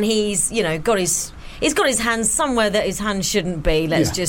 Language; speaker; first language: English; native; English